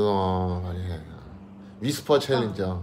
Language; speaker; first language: English; non-native, learner; Korean